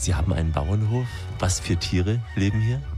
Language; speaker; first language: German; native; German